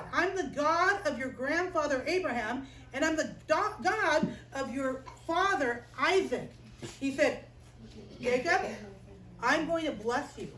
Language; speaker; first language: English; native; English